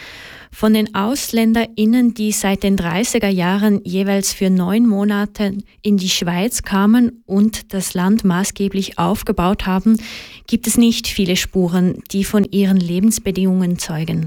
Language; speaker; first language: German; native; German